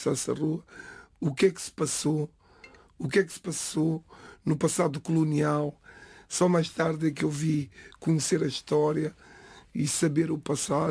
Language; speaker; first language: Portuguese; non-native, local second language; Kabuverdianu